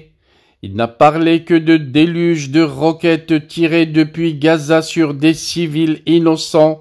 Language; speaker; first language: French; non-native, local second language; Arabic